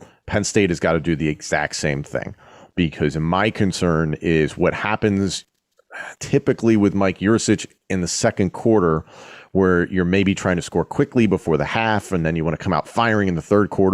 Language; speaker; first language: English; native; English